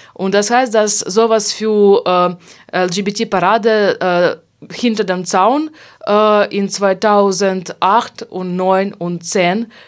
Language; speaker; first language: German; non-native, fluent; Hungarian